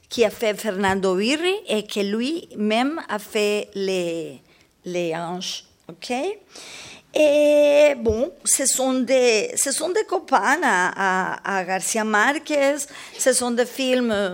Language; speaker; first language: French; non-native, learner; Spanish